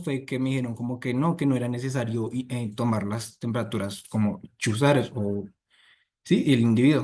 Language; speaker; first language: Spanish; native; Spanish